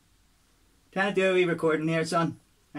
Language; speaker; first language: English; native; English